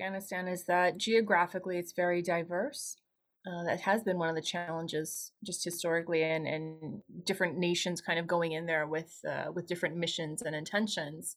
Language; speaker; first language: English; native; English